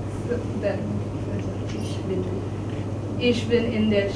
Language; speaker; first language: German; non-native, learner; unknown